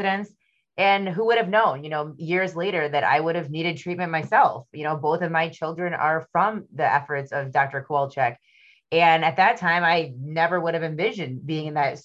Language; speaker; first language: English; native; English